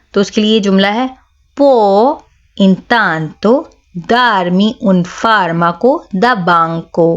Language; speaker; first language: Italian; non-native, fluent; Urdu